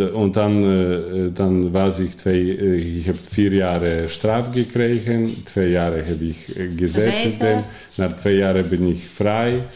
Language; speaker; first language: German; non-native, learner; Polish